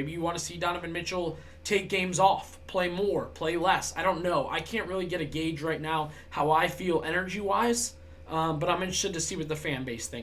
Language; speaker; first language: English; native; English